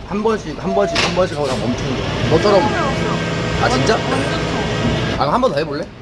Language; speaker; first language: Korean; native; Korean